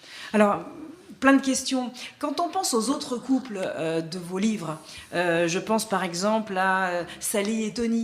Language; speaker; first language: French; native; French